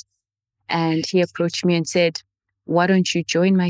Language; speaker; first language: English; non-native, local second language; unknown